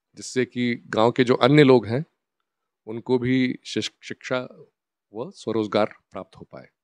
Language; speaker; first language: Hindi; native; Hindi